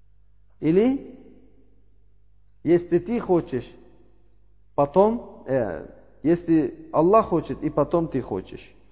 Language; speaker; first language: Russian; non-native, learner; Uzbek